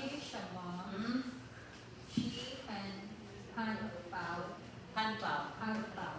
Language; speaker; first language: Chinese; non-native, learner; Filipino